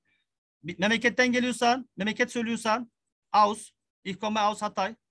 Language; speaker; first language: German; non-native, fluent; Turkish